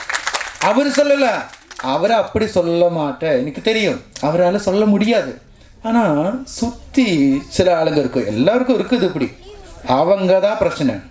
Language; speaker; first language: Tamil; non-native, local second language; Malayalam